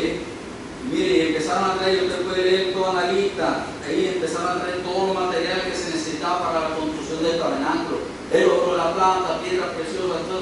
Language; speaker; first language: Spanish; native; Spanish